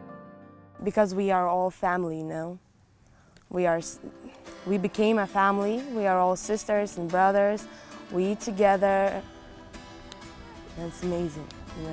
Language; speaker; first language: English; non-native, fluent; Lithuanian